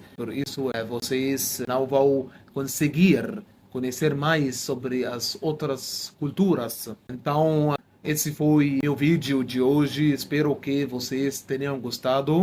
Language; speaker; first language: Portuguese; non-native, fluent; Arabic